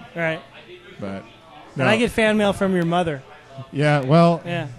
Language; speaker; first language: English; native; English